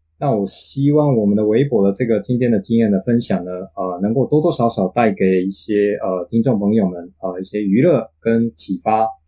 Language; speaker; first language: Chinese; non-native, fluent; Japanese